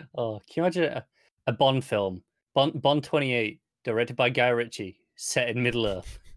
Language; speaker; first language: English; native; English